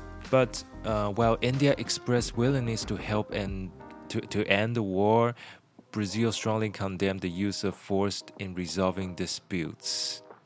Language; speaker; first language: English; non-native, fluent; Chinese